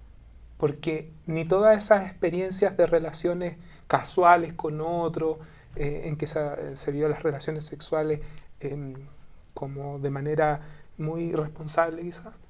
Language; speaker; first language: Spanish; native; Spanish